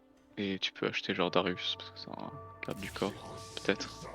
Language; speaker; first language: French; native; French